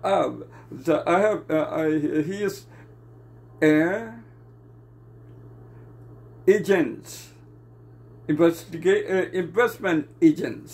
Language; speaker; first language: English; non-native, learner; Burmese